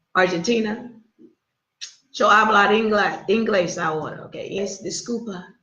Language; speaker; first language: Spanish; non-native, learner; English